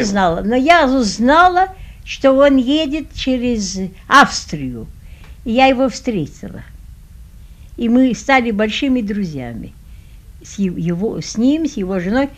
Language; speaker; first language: Russian; early bilingual, heritage; Russian